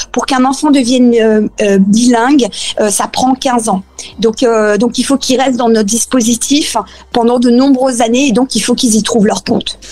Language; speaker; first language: French; early bilingual, other home language; Spanish